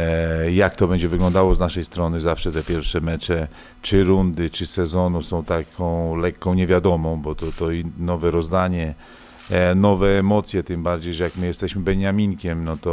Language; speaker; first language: Polish; native; Polish